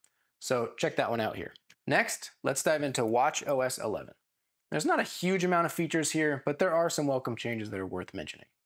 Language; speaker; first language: English; native; English